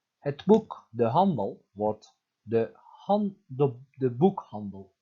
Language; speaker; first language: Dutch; non-native, fluent; Turkish